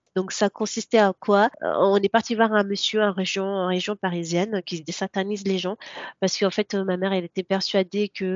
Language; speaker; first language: French; non-native, local second language; Comorian